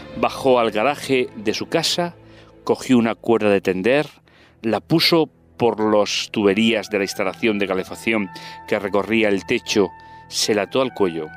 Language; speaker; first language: Spanish; native; Spanish